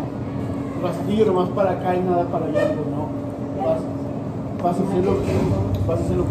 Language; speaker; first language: Spanish; native; Spanish